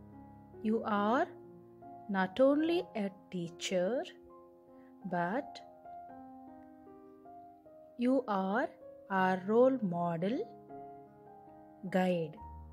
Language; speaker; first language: English; non-native, local second language; Kannada